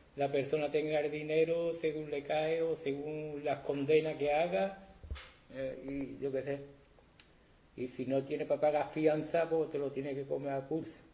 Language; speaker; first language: Spanish; native; Spanish